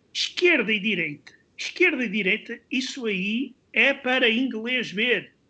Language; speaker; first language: Portuguese; native; Portuguese